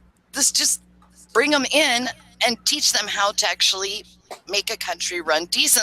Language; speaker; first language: English; native; English